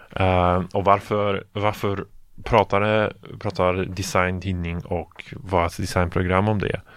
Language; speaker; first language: Swedish; non-native, fluent; Polish